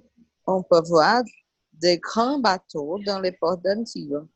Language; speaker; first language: French; non-native, learner; Portuguese